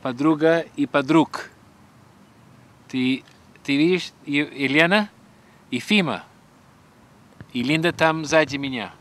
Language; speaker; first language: Russian; early bilingual, heritage; Russian